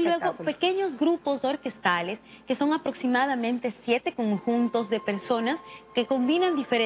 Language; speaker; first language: Spanish; native; Spanish